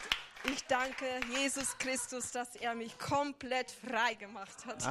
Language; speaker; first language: German; non-native, fluent; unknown